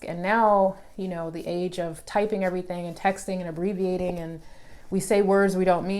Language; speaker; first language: English; native; English